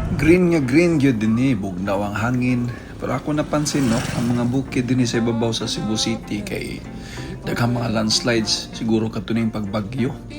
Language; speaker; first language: Cebuano; non-native, learner; Korean